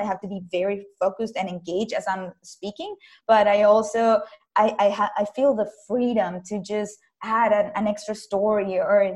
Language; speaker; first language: English; non-native, fluent; Spanish